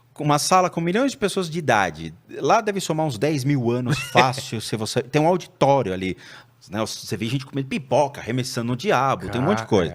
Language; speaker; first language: Portuguese; native; Portuguese